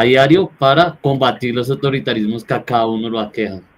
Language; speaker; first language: Spanish; native; Spanish